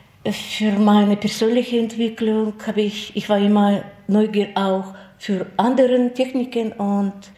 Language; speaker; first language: German; non-native, fluent; Russian